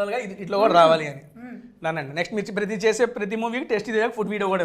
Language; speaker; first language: Telugu; native; Telugu